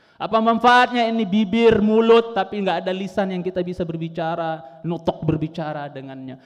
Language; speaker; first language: Indonesian; non-native, local second language; Sundanese